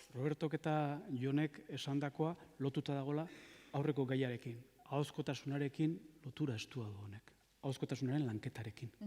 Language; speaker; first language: Basque; native; Basque